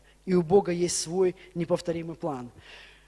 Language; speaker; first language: Russian; native; Russian